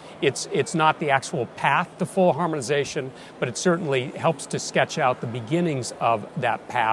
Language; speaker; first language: English; native; English